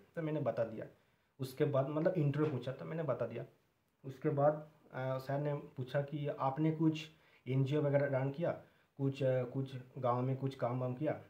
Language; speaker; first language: Hindi; non-native, local second language; Bangla